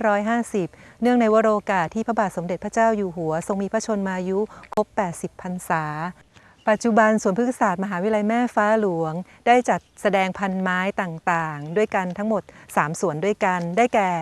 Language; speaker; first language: Thai; native; Thai